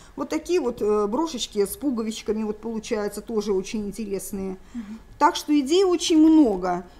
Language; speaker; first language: Russian; native; Russian